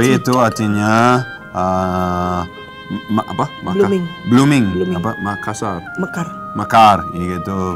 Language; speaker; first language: Indonesian; non-native, learner; English